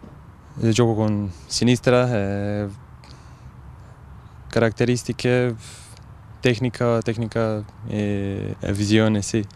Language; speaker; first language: Italian; non-native, learner; Croatian